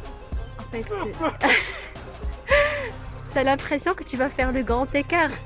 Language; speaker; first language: French; non-native, local second language; Arabic